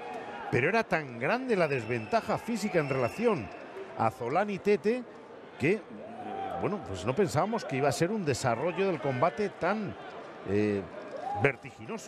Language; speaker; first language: Spanish; native; Spanish